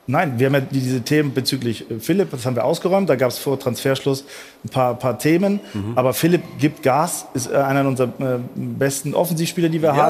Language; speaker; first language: German; native; German